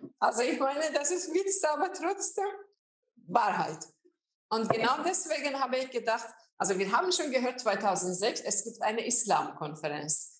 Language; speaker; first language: German; non-native, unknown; Azerbaijani